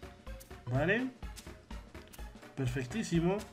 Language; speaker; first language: Spanish; native; Spanish